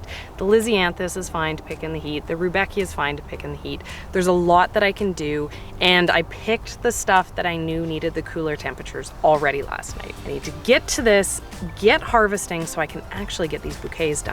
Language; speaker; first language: English; native; English